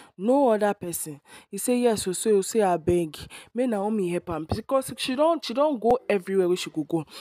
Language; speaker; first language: Nigerian Pidgin; non-native, local second language; Yoruba